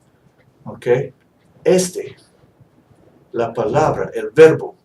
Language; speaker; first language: Spanish; non-native, fluent; English